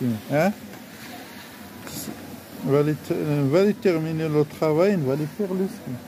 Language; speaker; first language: French; non-native, fluent; Arabic